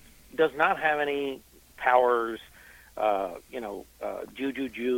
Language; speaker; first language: English; native; English